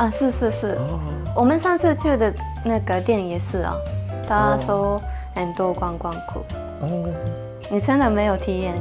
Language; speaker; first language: Chinese; non-native, fluent; Japanese